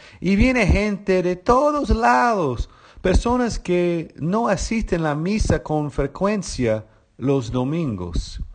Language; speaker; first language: Spanish; non-native, fluent; English